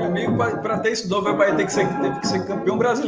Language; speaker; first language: Portuguese; native; Portuguese